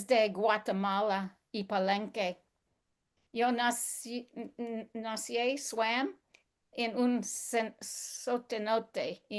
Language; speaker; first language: Spanish; non-native, learner; English